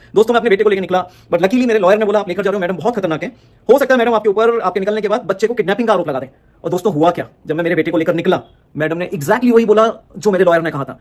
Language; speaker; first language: Hindi; native; Hindi